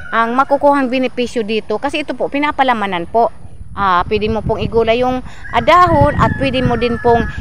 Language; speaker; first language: Filipino; non-native, local second language; Bikol